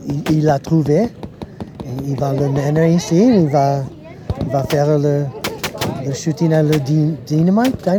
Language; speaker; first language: French; non-native, learner; English